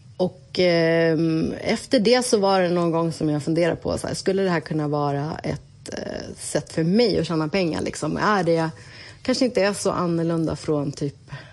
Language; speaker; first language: Swedish; native; Swedish